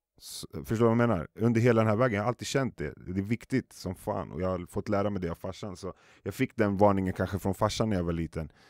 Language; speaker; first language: Swedish; early bilingual, other home language; Arabic